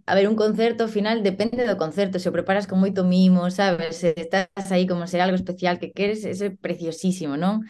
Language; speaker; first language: Galician; non-native, local second language; Spanish